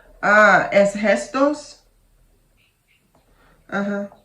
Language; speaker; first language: Spanish; non-native, learner; English